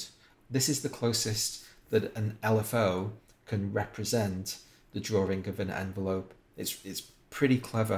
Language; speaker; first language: English; native; English